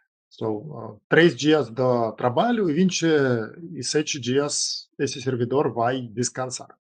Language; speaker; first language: Portuguese; non-native, fluent; Russian